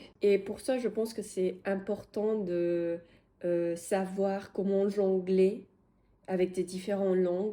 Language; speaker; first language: French; non-native, fluent; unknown